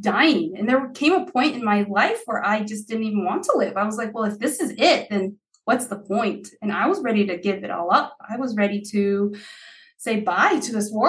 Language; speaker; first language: English; early bilingual, other home language; Haitian Creole